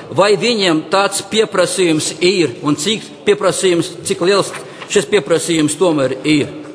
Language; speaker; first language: Latvian; non-native, local second language; Russian